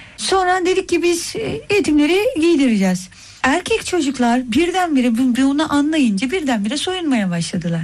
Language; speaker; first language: Turkish; native; Turkish